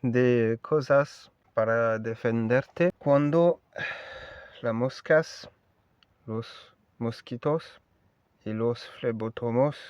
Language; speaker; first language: Spanish; non-native, learner; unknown